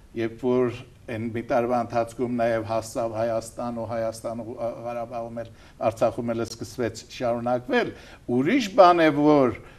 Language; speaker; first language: Armenian; native; Armenian